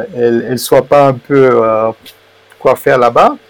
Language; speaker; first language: French; non-native, fluent; Romanian